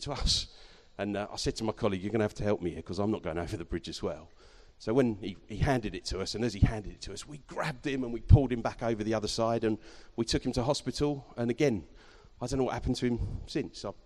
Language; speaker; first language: English; native; English